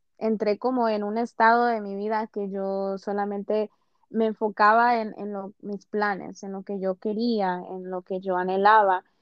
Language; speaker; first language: Spanish; early bilingual, heritage; Spanish